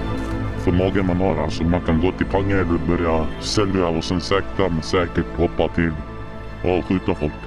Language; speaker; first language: Swedish; early bilingual, other home language; Arabic